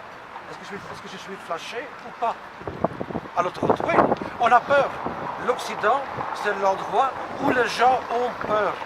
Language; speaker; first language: French; non-native, local second language; Dutch